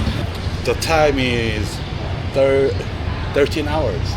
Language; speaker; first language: English; non-native, learner; Korean